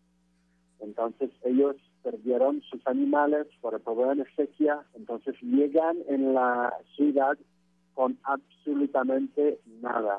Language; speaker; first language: Spanish; non-native, fluent; French